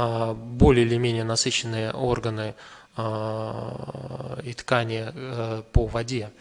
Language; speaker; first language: Russian; native; Russian